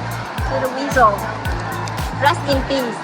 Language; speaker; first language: English; non-native, learner; Vietnamese